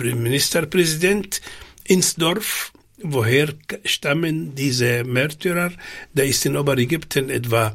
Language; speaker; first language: German; non-native, fluent; Arabic